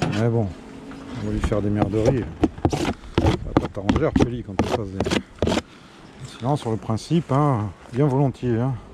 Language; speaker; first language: French; native; French